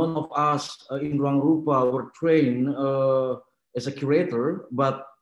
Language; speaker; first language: English; non-native, fluent; Indonesian